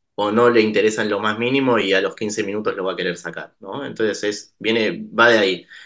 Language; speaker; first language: Spanish; native; Spanish